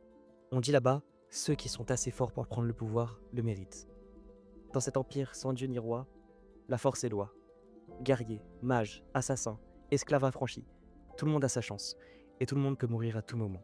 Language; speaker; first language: French; native; French